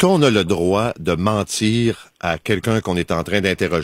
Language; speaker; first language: French; native; French